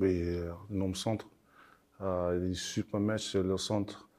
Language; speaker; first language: French; non-native, learner; English